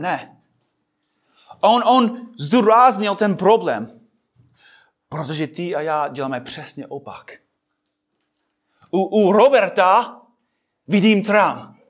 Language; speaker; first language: Czech; non-native, fluent; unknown